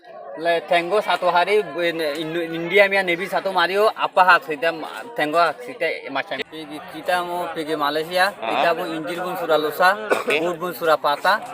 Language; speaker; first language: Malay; non-native, learner; Rohingya